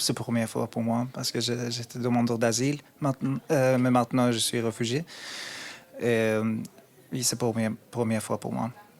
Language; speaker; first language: French; non-native, learner; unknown